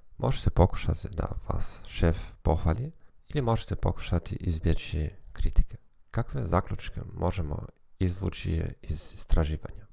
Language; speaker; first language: Croatian; non-native, fluent; German